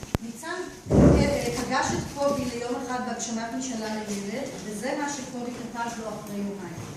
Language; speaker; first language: Hebrew; native; Hebrew